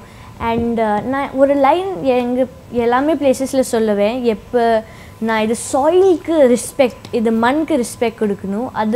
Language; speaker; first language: Tamil; non-native, local second language; Hindi